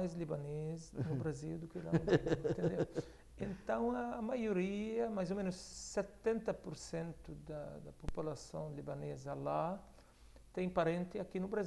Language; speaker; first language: Portuguese; non-native, fluent; Arabic